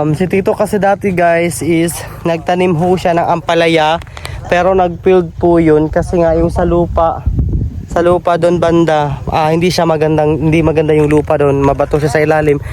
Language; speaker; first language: Filipino; non-native, local second language; Cebuano